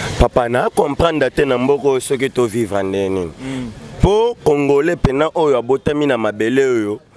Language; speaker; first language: Lingala; native; Lingala